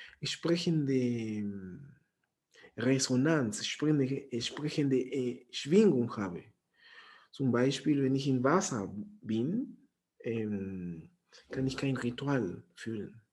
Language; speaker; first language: German; non-native, fluent; Spanish